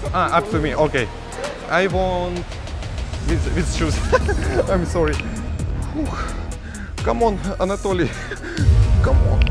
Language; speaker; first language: English; non-native, learner; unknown